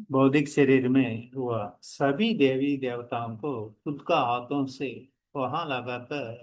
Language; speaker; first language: Hindi; non-native, local second language; Telugu